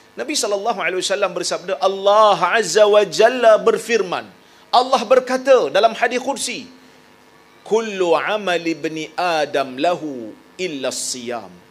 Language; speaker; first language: Malay; native; Malay